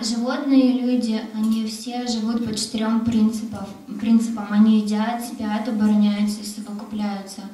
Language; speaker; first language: Russian; native; Russian